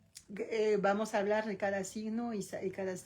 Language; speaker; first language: Spanish; non-native, learner; French